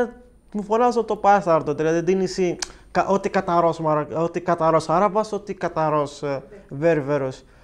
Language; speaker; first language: Greek; non-native, learner; Arabic